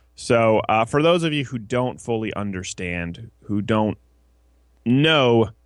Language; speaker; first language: English; early bilingual, other home language; French